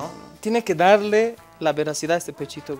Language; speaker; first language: Spanish; native; Spanish